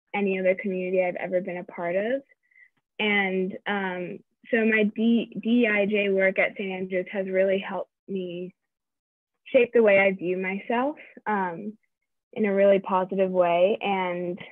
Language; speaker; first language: English; native; English